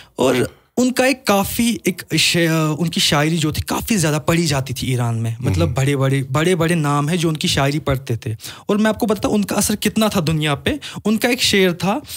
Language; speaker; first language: Hindi; non-native, local second language; Kashmiri